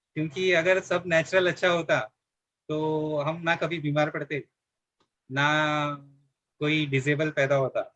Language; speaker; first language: Hindi; non-native, local second language; Marathi